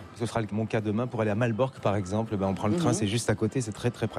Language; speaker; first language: French; native; French